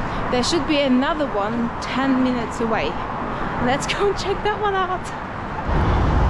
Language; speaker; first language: English; non-native, fluent; Russian